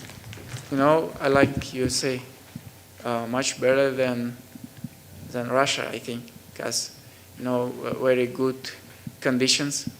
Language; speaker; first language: English; non-native, learner; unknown